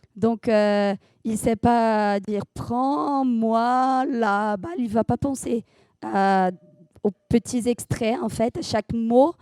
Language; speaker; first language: French; non-native, fluent; Portuguese